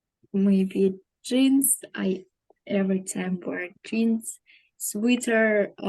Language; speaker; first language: English; non-native, learner; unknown